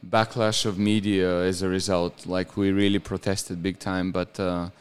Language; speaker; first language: English; non-native, fluent; Bulgarian